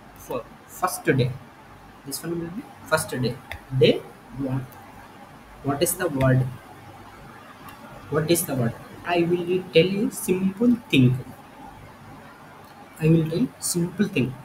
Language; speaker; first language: English; non-native, learner; Telugu